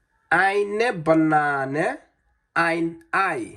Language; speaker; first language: German; non-native, learner; Somali